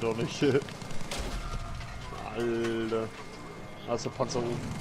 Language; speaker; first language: German; native; German